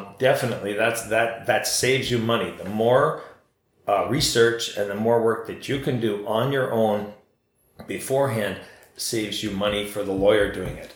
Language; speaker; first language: English; native; English